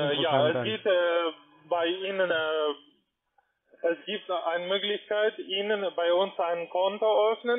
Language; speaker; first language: German; non-native, learner; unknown